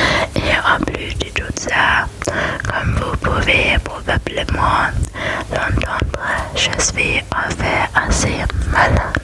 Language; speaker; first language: French; non-native, learner; German